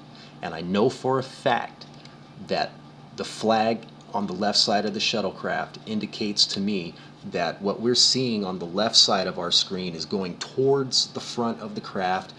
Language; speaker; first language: English; native; English